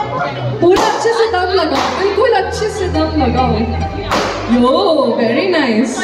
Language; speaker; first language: Hindi; native; Hindi